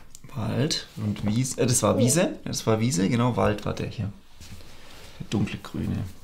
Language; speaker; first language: German; native; German